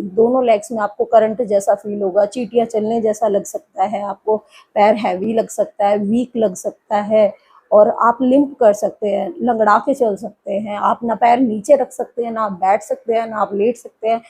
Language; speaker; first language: Hindi; native; Hindi